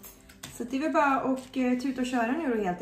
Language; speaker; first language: Swedish; native; Swedish